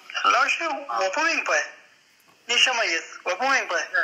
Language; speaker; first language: Chinese; non-native, learner; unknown